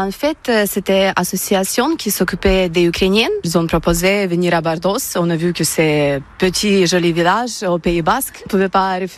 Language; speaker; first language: French; non-native, learner; Ukrainian